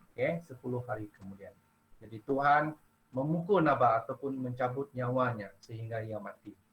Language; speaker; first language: Malay; non-native, local second language; Iban